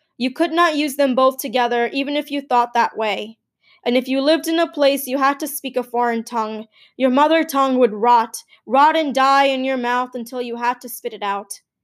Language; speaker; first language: English; early bilingual, other home language; Gujarati